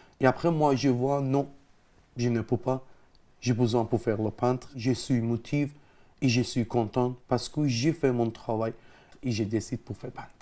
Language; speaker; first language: French; non-native, learner; Persian